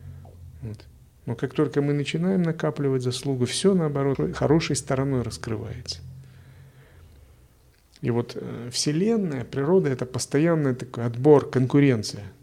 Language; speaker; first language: Russian; native; Russian